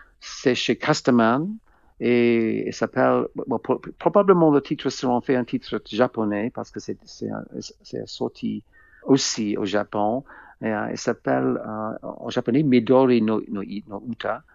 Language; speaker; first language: French; non-native, fluent; English